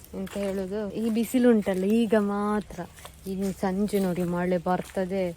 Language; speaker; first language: Kannada; native; Kannada